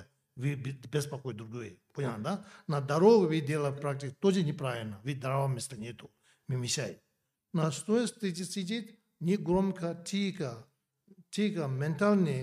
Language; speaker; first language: Russian; non-native, learner; Tibetan